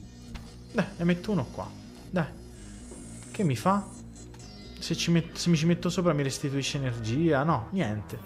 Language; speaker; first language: Italian; native; Italian